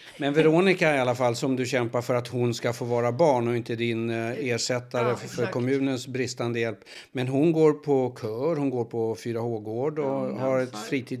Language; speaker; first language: Swedish; native; Swedish